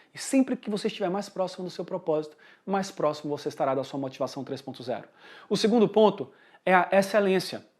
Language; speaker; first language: Portuguese; early bilingual, heritage; Portuguese